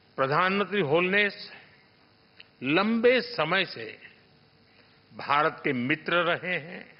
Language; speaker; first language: Hindi; non-native, local second language; Gujarati